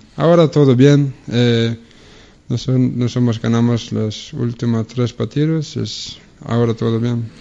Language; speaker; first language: Spanish; non-native, learner; Danish